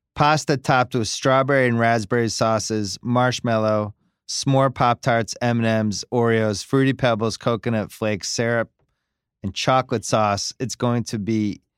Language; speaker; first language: English; native; English